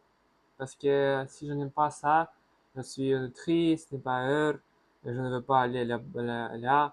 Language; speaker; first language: French; non-native, learner; Russian